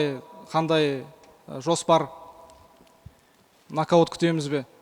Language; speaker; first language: Kazakh; native; Kazakh